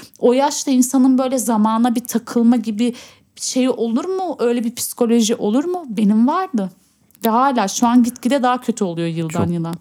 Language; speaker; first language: Turkish; early bilingual, heritage; Turkish